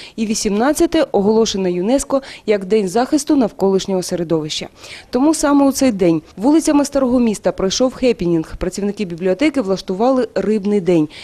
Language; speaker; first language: Ukrainian; native; Ukrainian